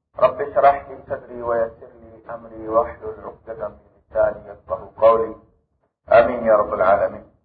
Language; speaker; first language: Urdu; non-native, local second language; Punjabi